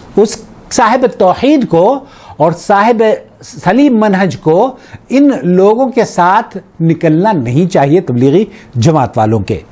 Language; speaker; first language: Urdu; native; Urdu